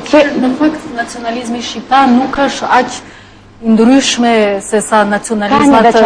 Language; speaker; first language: Albanian; non-native, fluent; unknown